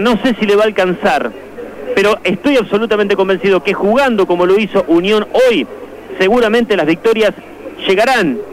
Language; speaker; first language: Spanish; native; Spanish